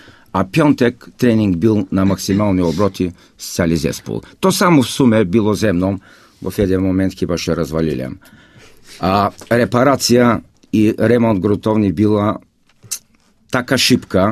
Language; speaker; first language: Polish; non-native, fluent; Bulgarian